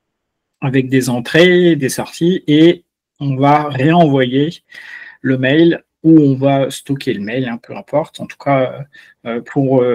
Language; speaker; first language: French; native; French